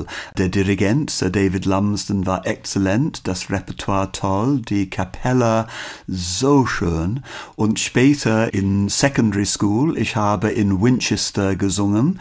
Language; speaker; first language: German; non-native, learner; English